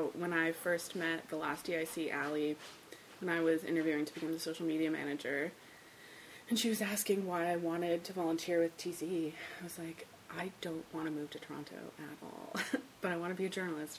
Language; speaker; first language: English; native; English